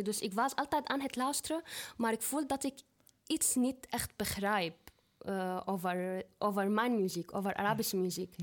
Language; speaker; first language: Dutch; non-native, fluent; Arabic